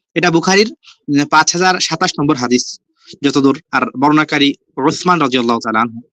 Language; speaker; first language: Bangla; native; Bangla